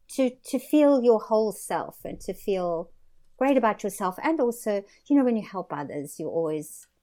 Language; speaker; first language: English; native; English